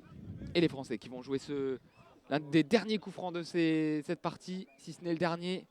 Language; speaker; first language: French; native; French